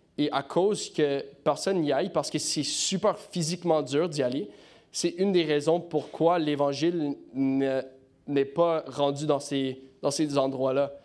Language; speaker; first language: French; non-native, local second language; English